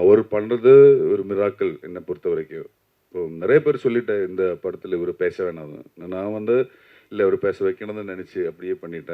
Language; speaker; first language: Tamil; non-native, learner; Malayalam